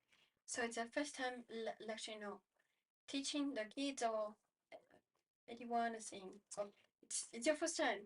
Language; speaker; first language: English; non-native, learner; Portuguese